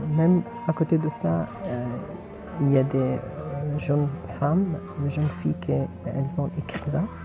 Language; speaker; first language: French; non-native, learner; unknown